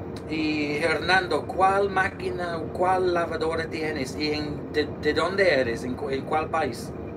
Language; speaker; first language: Spanish; non-native, learner; English